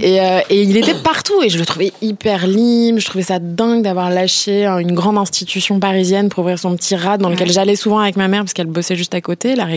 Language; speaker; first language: French; native; French